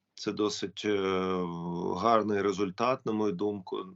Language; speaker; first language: Ukrainian; non-native, local second language; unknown